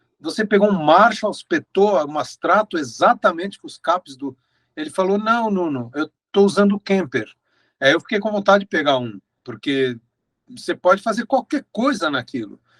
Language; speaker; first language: Portuguese; native; Portuguese